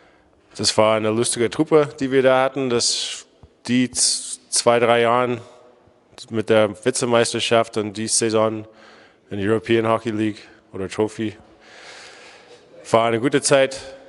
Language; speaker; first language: German; non-native, fluent; English